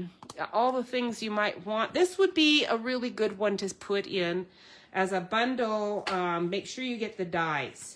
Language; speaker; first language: English; native; English